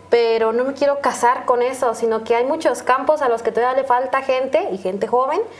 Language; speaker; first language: Spanish; native; Spanish